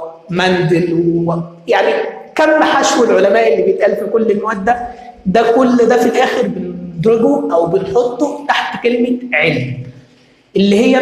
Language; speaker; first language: Arabic; native; Arabic